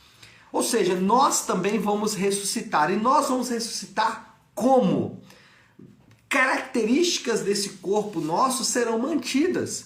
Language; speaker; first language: Portuguese; native; Portuguese